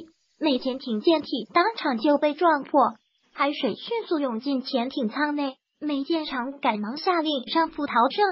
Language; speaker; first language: Chinese; native; Chinese